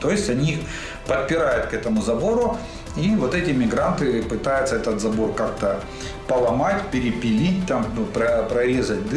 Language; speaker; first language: Russian; native; Russian